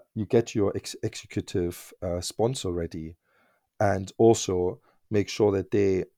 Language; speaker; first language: English; non-native, fluent; German